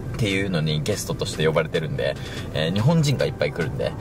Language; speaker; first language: Japanese; native; Japanese